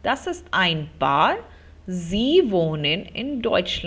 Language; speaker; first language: German; non-native, local second language; Hindi